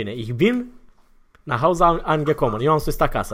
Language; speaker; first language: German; non-native, fluent; Romanian